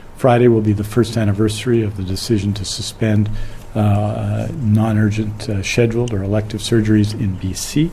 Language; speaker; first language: English; native; English